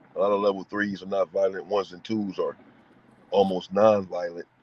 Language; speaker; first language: English; native; English